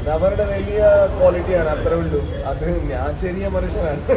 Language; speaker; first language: Malayalam; non-native, local second language; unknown